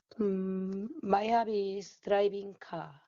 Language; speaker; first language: English; non-native, learner; Korean